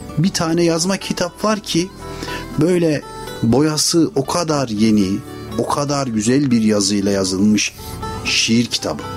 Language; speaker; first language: Turkish; native; Turkish